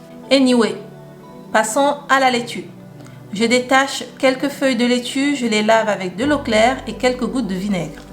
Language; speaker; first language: French; native; French